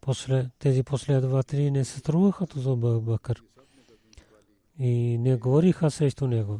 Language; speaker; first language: Bulgarian; non-native, learner; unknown